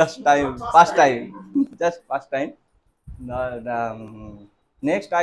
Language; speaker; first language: English; non-native, learner; Bangla